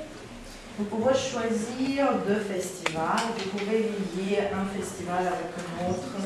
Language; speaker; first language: French; non-native, fluent; Russian